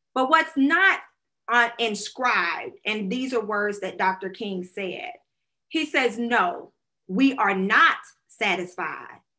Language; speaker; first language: English; native; English